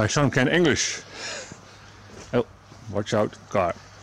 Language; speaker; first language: English; non-native, learner; Dutch